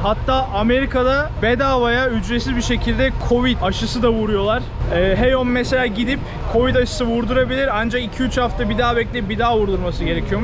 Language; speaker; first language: Turkish; native; Turkish